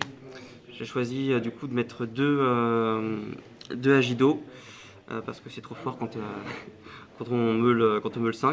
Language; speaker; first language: French; native; French